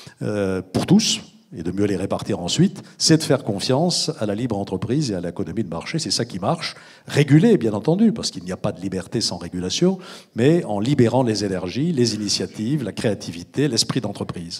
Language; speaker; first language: French; native; French